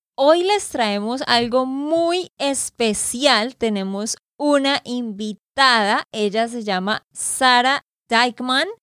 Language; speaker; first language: Spanish; native; Spanish